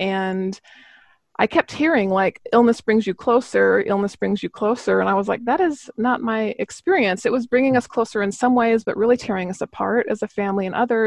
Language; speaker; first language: English; native; English